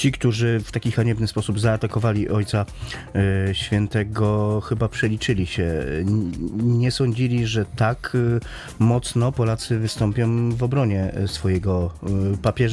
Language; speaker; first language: Polish; native; Polish